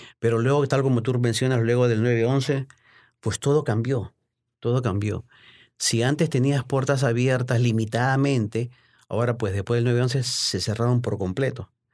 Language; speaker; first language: Spanish; native; Spanish